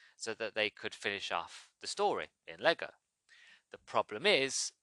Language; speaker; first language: English; native; English